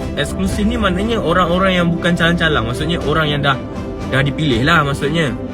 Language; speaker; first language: Malay; native; Malay